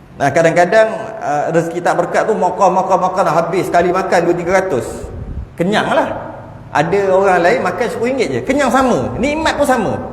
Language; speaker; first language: Malay; native; Malay